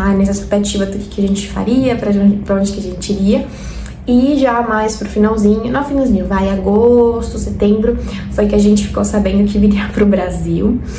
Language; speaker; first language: Portuguese; non-native, fluent; Spanish